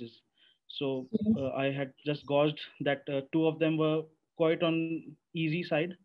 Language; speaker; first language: English; non-native, local second language; Hindi